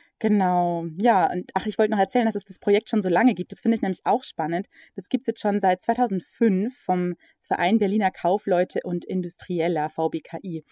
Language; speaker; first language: German; early bilingual, other home language; English